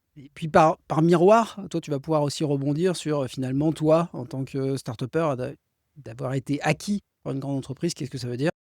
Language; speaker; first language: French; native; French